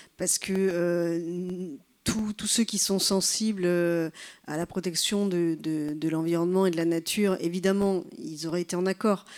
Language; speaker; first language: French; native; French